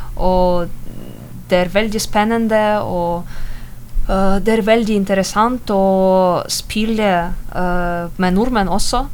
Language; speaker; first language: Norwegian; non-native, learner; Ukrainian